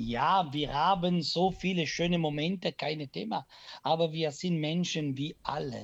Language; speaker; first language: German; non-native, fluent; Italian